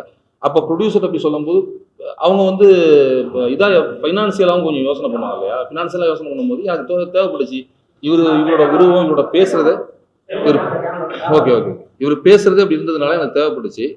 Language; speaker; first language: Tamil; native; Tamil